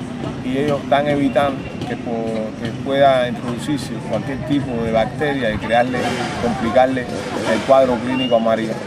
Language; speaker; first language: Spanish; native; Spanish